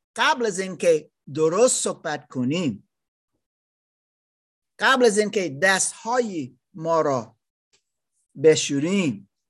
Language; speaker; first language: Persian; non-native, learner; German